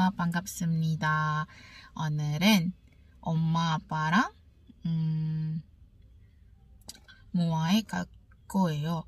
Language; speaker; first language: Korean; non-native, learner; Malay